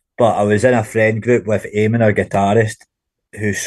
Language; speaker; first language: English; native; English